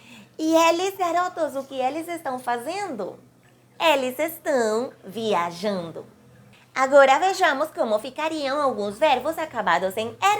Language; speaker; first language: Portuguese; non-native, fluent; Spanish